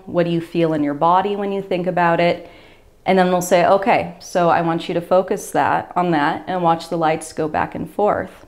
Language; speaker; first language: English; native; English